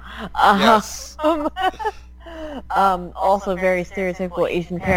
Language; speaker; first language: English; early bilingual, other home language; Filipino